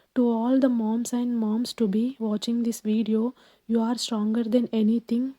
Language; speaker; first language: English; non-native, local second language; Telugu